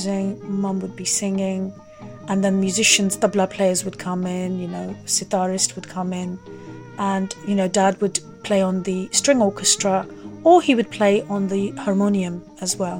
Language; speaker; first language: English; native; English